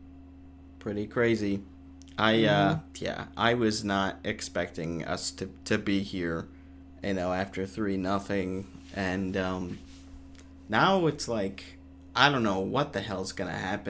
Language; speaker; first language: English; native; English